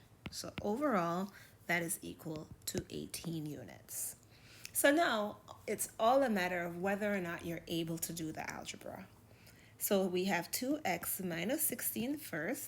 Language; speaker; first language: English; native; English